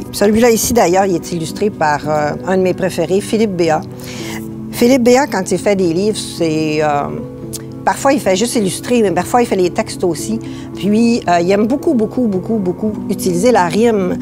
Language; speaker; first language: French; native; French